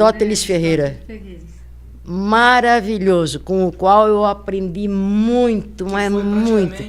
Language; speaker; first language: Portuguese; native; Portuguese